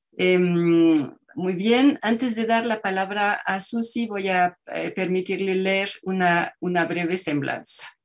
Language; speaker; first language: Spanish; native; Spanish